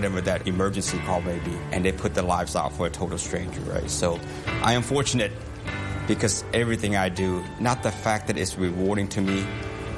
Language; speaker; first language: English; non-native, local second language; Cantonese